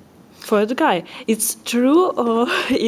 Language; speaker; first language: English; non-native, learner; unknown